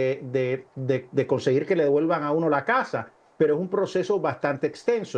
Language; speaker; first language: Spanish; native; Spanish